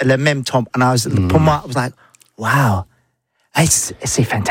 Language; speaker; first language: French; non-native, learner; English